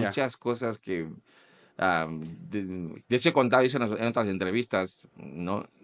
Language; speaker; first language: Spanish; non-native, fluent; Portuguese